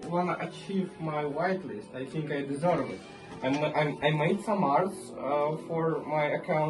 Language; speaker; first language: English; non-native, learner; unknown